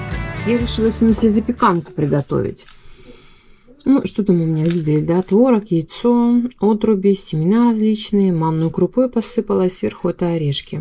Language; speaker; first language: Russian; native; Russian